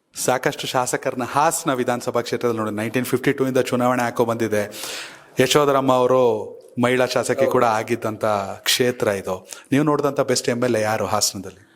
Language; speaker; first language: Kannada; native; Kannada